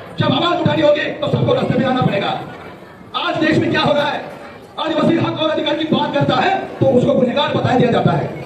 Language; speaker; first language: Hindi; non-native, local second language; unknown